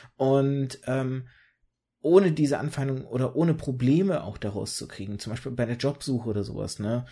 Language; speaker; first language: German; early bilingual, other home language; Russian